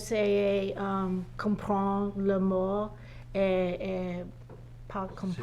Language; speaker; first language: French; non-native, learner; English